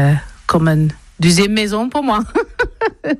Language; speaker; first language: French; non-native, learner; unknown